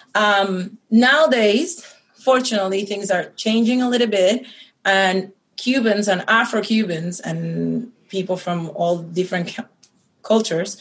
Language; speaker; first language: English; non-native, fluent; Spanish